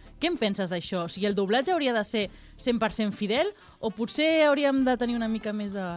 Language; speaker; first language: Catalan; non-native, local second language; Spanish